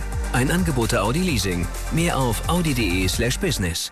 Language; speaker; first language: German; native; German